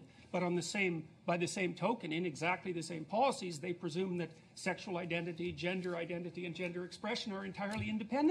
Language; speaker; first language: English; native; English